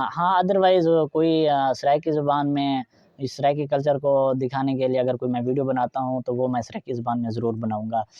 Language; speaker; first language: Urdu; non-native, local second language; Saraiki